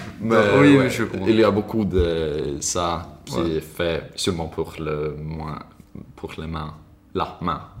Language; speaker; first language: French; non-native, learner; Swedish